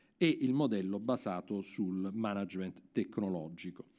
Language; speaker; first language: Italian; native; Italian